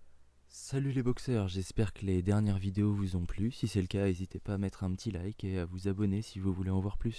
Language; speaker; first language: French; native; French